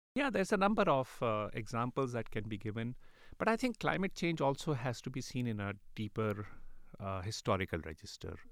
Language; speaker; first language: English; non-native, local second language; Urdu